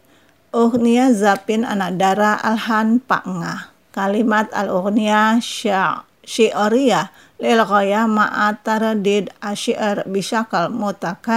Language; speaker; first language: Arabic; non-native, fluent; Indonesian